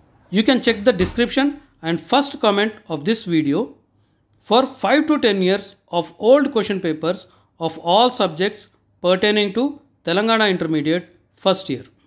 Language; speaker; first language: English; non-native, local second language; Telugu